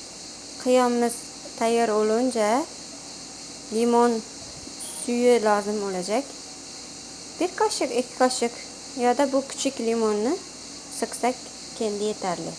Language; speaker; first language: Turkish; non-native, learner; Uzbek